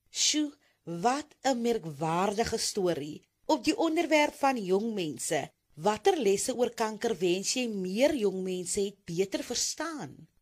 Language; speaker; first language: Afrikaans; native; Afrikaans